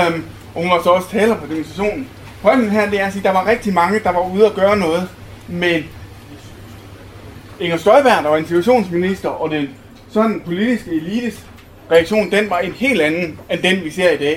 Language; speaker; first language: Danish; native; Danish